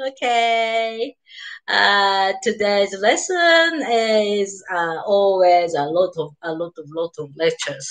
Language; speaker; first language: English; non-native, learner; Japanese